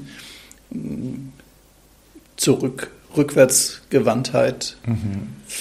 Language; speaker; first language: German; native; German